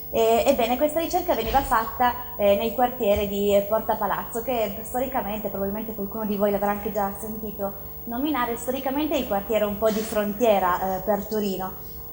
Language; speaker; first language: Italian; early bilingual, other home language; Persian